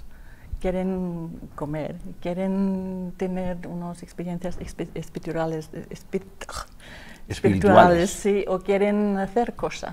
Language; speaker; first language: Spanish; non-native, learner; Danish